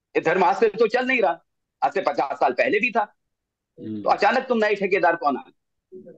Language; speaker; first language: Hindi; native; Hindi